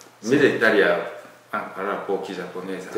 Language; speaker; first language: Italian; non-native, learner; Japanese